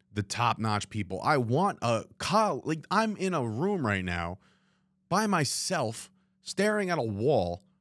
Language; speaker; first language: English; native; English